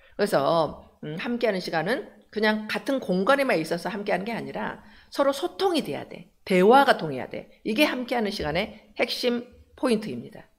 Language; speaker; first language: Korean; native; Korean